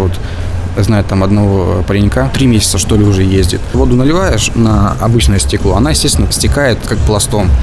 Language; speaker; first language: Russian; native; Russian